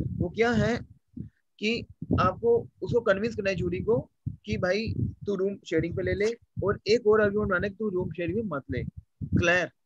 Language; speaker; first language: Hindi; native; Hindi